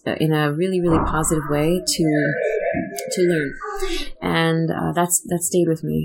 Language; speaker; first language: English; native; English